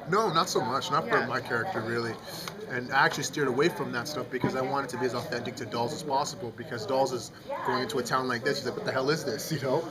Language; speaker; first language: English; native; English